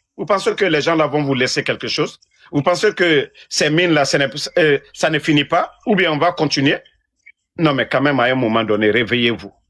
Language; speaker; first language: French; non-native, local second language; Mandingo